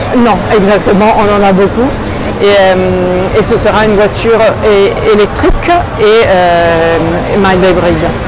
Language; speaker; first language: French; non-native, fluent; Italian